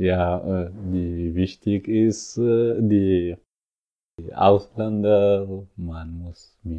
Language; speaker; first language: German; non-native, learner; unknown